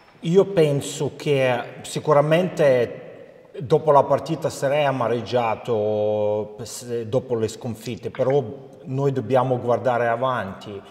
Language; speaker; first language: Italian; non-native, fluent; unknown